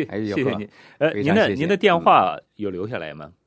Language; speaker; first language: Chinese; native; Chinese